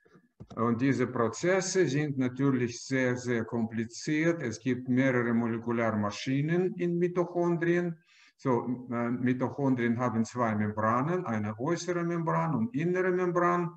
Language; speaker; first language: German; non-native, fluent; Russian